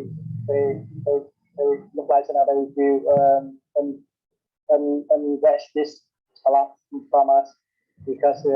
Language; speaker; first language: English; non-native, learner; Vietnamese